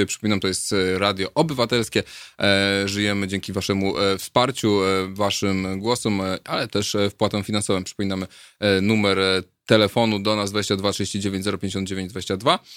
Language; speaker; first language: Polish; native; Polish